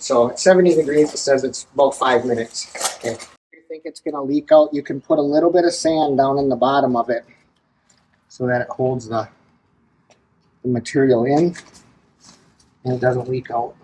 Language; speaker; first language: English; native; English